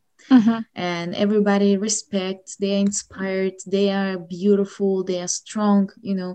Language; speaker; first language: English; non-native, fluent; Ukrainian